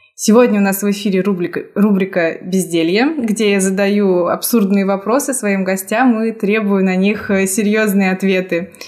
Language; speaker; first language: Russian; native; Russian